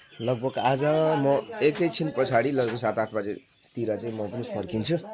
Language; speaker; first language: Nepali; non-native, local second language; Limbu